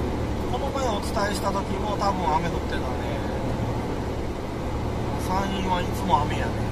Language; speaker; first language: Japanese; native; Japanese